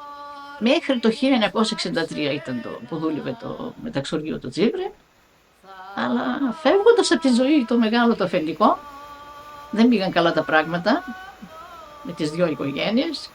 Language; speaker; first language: Greek; native; Greek